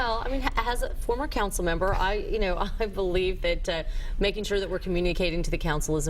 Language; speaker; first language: English; native; English